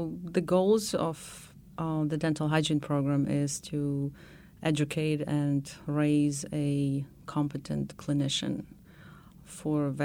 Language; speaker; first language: English; non-native, fluent; Ukrainian